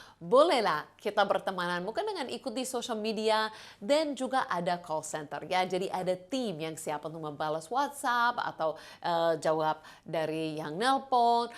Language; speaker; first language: Indonesian; non-native, fluent; English